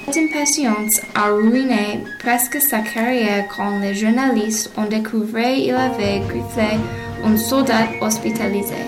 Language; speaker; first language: French; non-native, learner; English